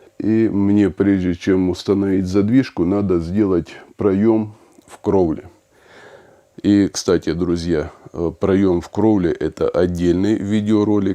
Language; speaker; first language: Russian; native; Russian